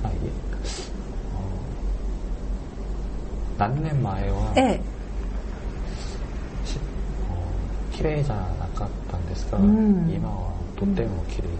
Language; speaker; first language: Japanese; non-native, learner; Korean